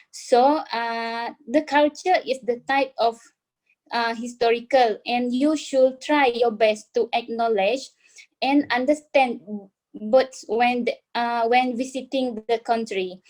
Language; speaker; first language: English; non-native, local second language; Malay